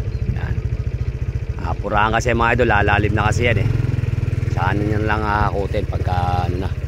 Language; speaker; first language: Filipino; native; Filipino